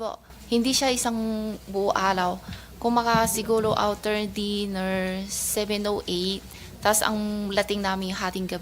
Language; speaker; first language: Filipino; non-native, learner; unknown